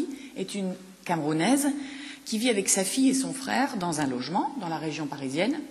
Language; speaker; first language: French; native; French